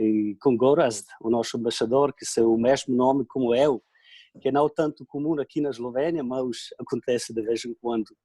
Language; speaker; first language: Portuguese; non-native, fluent; Slovenian